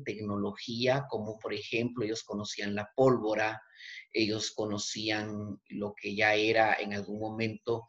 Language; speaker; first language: Spanish; native; Spanish